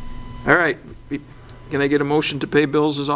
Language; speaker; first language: English; native; English